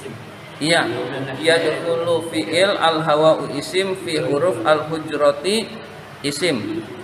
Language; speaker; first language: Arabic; non-native, fluent; Indonesian